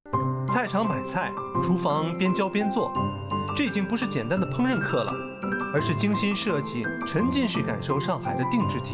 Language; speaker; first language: Chinese; native; Chinese